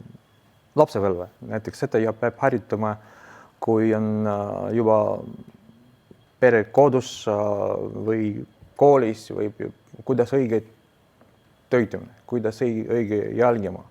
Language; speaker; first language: Estonian; non-native, local second language; Russian